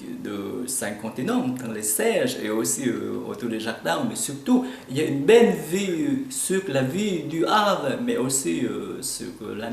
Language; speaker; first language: French; non-native, fluent; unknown